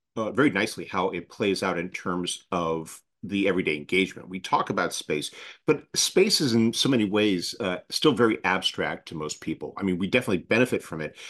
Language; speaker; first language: English; native; English